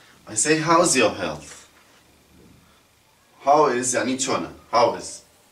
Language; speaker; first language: English; non-native, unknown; Central Kurdish